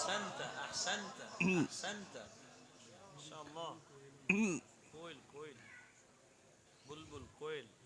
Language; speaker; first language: Arabic; non-native, learner; Urdu